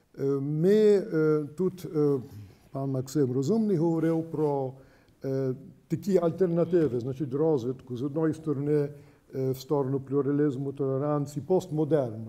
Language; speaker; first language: Ukrainian; early bilingual, heritage; Ukrainian